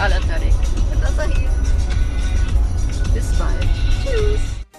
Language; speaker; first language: German; native; German